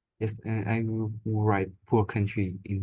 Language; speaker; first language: English; non-native, learner; Vietnamese